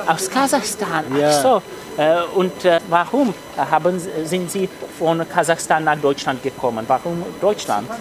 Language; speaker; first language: German; non-native, fluent; Czech